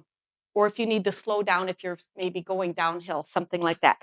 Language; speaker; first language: English; native; English